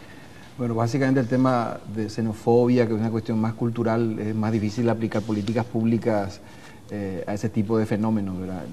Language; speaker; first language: Spanish; native; Spanish